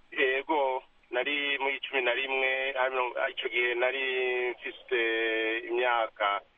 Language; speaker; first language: Rundi; native; Rundi